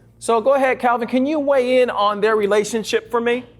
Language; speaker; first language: English; native; English